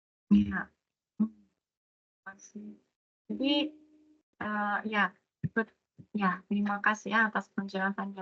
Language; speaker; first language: Indonesian; non-native, fluent; Japanese